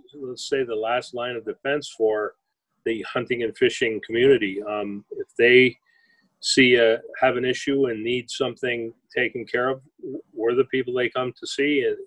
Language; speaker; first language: English; native; English